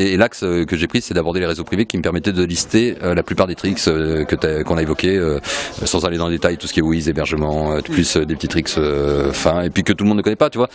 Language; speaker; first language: French; native; French